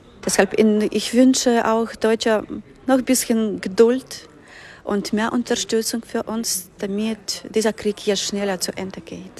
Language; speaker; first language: German; non-native, fluent; Ukrainian